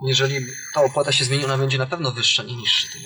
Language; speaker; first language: Polish; native; Polish